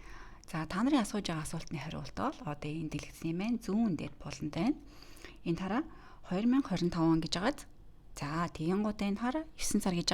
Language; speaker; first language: Mongolian; native; Mongolian